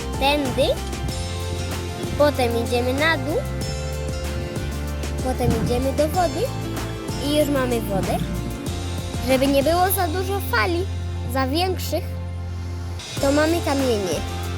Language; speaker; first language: Polish; early bilingual, heritage; Polish